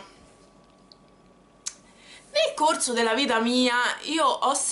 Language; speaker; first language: Italian; native; Italian